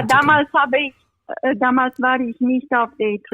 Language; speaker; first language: German; non-native, fluent; Romanian